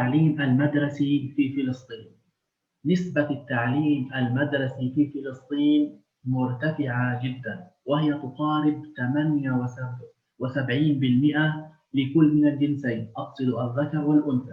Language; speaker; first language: Arabic; native; Arabic